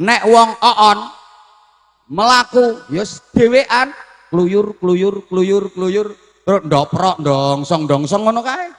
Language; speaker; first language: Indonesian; non-native, local second language; Javanese